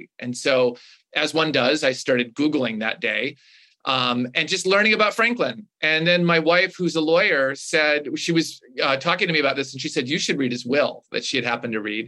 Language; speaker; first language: English; native; English